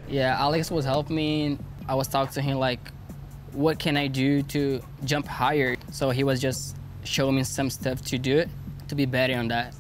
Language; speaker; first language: English; non-native, learner; Portuguese